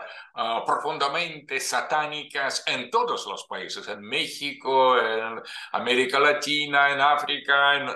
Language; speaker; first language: Spanish; non-native, fluent; Russian